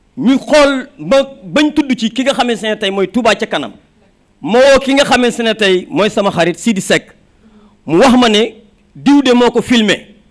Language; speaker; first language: Wolof; native; Wolof